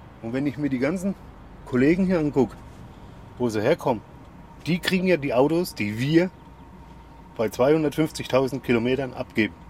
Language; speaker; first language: German; native; German